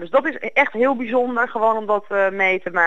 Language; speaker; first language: Dutch; native; Dutch